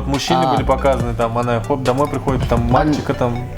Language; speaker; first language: Russian; native; Russian